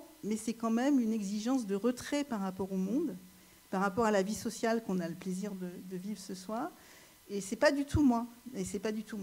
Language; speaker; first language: French; native; French